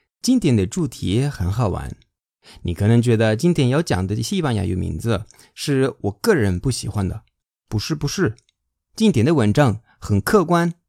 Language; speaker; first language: Chinese; non-native, fluent; Spanish